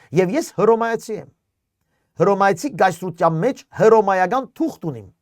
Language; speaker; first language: Armenian; native; Armenian